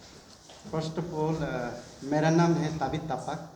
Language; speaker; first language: Hindi; non-native, local second language; Adi